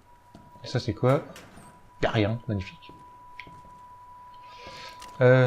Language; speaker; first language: French; native; French